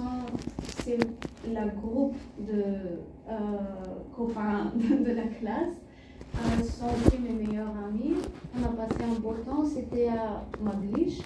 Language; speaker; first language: French; non-native, learner; Bulgarian